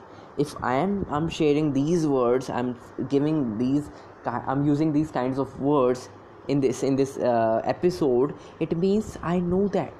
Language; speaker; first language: English; non-native, local second language; Hindi